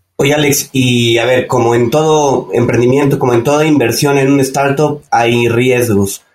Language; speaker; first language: Spanish; native; Spanish